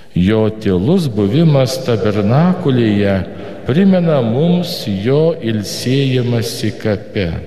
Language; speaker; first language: Lithuanian; native; Lithuanian